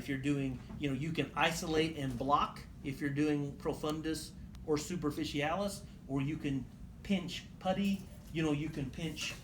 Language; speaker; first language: English; native; English